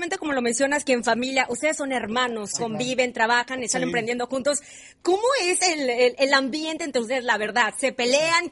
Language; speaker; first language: Spanish; native; Spanish